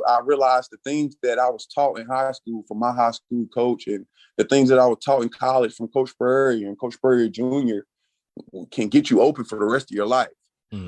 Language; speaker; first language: English; native; English